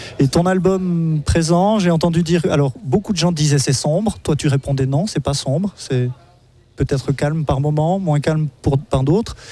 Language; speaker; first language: French; native; French